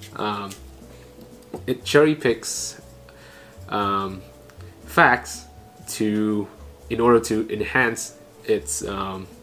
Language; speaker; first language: English; non-native, fluent; Vietnamese